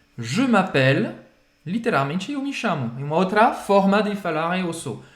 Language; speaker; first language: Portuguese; non-native, fluent; French